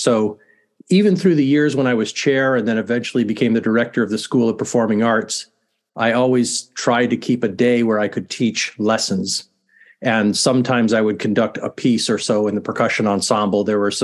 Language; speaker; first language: English; native; English